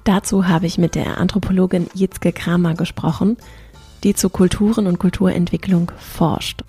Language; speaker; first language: German; native; German